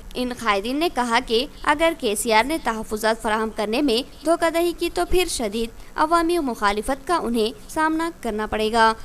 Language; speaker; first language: Urdu; native; Urdu